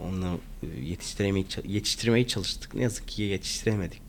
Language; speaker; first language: Turkish; non-native, fluent; Arabic